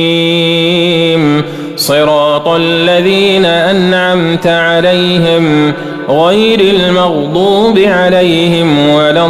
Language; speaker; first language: Arabic; native; Arabic